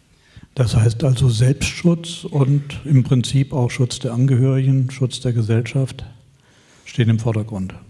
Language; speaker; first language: German; native; German